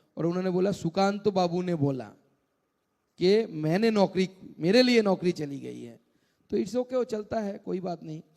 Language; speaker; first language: Hindi; non-native, local second language; Bangla